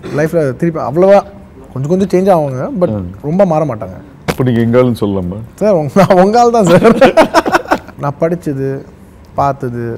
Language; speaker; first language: Tamil; non-native, local second language; Telugu